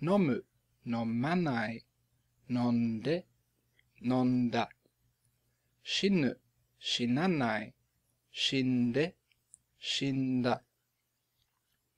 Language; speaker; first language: Japanese; non-native, fluent; English